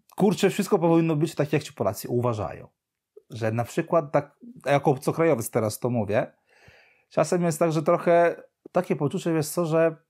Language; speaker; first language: Polish; non-native, fluent; Italian